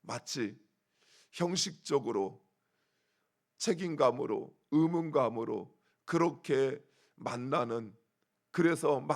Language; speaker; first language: Korean; native; Korean